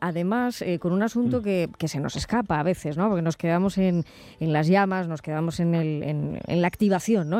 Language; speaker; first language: Spanish; native; Spanish